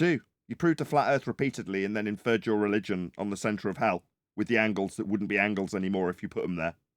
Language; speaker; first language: English; native; English